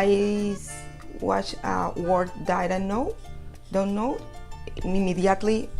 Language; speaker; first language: English; non-native, learner; Spanish